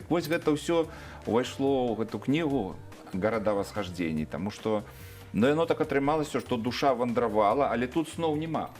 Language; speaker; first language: Belarusian; native; Belarusian